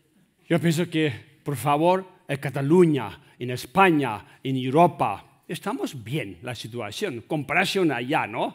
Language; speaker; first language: Spanish; non-native, learner; Tibetan